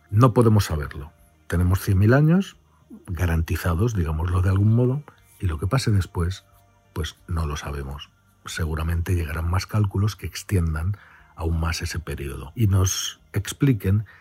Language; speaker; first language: Spanish; native; Spanish